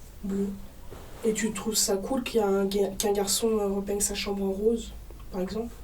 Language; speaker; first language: French; native; French